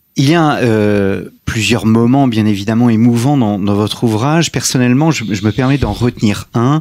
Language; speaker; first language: French; native; French